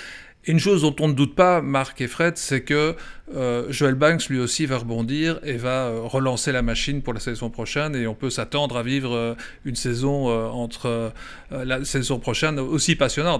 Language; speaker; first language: French; native; French